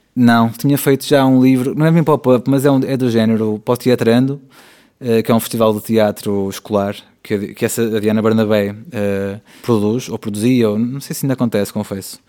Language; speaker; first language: Portuguese; native; Portuguese